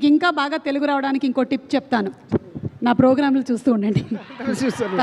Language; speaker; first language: Telugu; native; Telugu